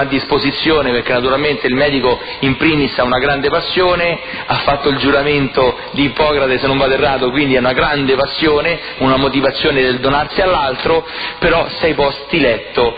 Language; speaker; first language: Italian; native; Italian